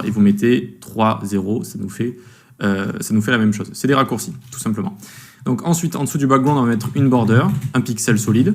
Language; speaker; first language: French; native; French